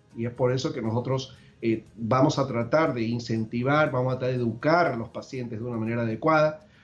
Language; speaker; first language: Spanish; native; Spanish